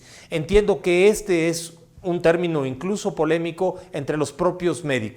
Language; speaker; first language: Spanish; native; Spanish